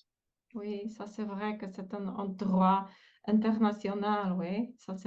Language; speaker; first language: French; non-native, fluent; Polish